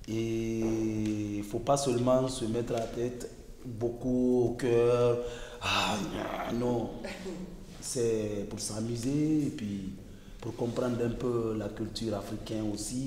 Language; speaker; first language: French; non-native, fluent; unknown